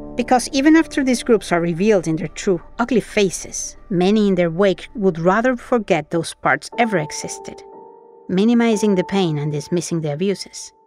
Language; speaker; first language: English; non-native, fluent; Spanish